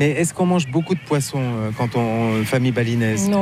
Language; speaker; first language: French; native; French